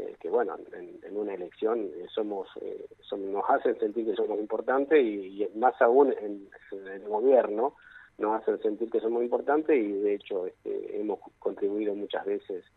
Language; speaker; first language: Spanish; native; Spanish